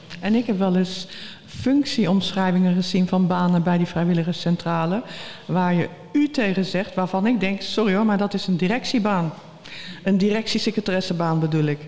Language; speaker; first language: Dutch; native; Dutch